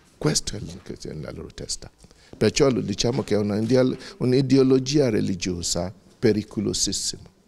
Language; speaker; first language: Italian; non-native, fluent; Yoruba